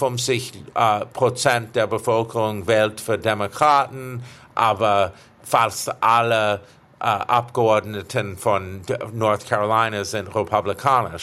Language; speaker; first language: German; non-native, fluent; English